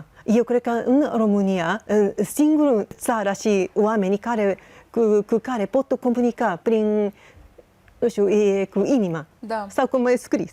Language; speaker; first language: Romanian; non-native, learner; Japanese